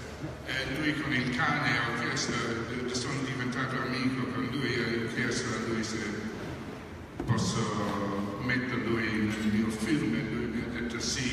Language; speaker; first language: Italian; non-native, fluent; English